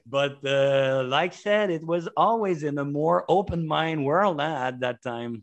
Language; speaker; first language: English; non-native, fluent; French